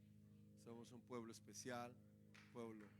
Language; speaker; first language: Spanish; native; Spanish